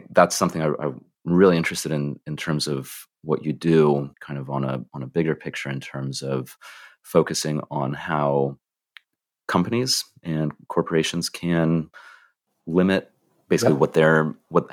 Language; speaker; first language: English; native; English